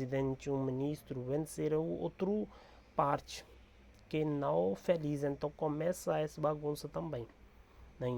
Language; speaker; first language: Portuguese; non-native, learner; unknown